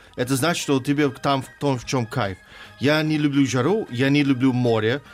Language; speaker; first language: Russian; non-native, fluent; English